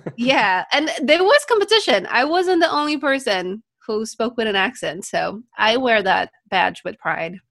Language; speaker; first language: English; non-native, fluent; Polish